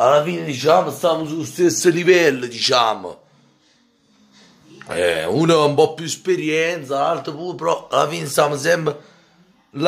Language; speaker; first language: Italian; native; Italian